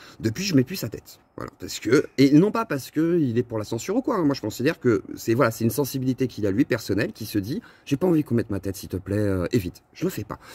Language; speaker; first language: French; native; French